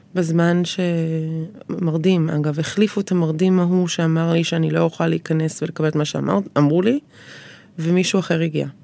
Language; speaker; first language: Hebrew; early bilingual, heritage; Hebrew